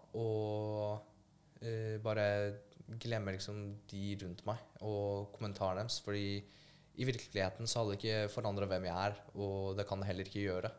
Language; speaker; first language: Norwegian; early bilingual, other home language; Polish